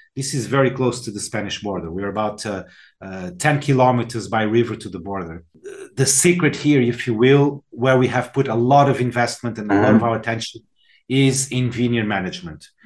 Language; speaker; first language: English; non-native, fluent; Portuguese